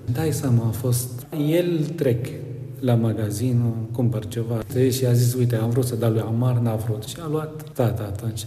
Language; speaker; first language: Romanian; non-native, fluent; Arabic